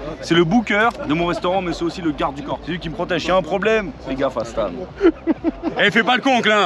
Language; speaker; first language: French; native; French